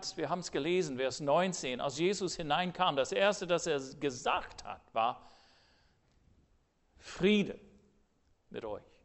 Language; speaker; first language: German; non-native, fluent; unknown